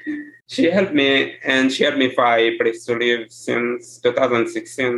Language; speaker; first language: English; non-native, learner; Haitian Creole